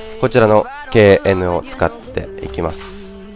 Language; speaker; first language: Japanese; native; Japanese